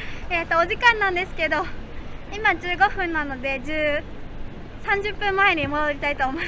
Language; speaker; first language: Japanese; native; Japanese